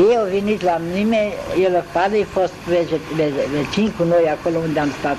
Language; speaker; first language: Romanian; non-native, local second language; German